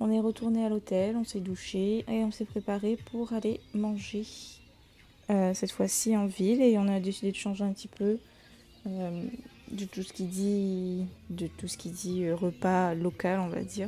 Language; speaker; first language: French; native; French